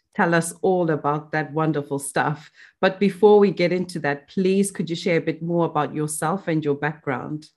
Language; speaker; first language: English; non-native, local second language; Shona